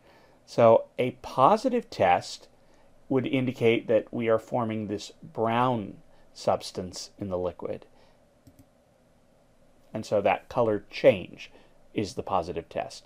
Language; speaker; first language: English; native; English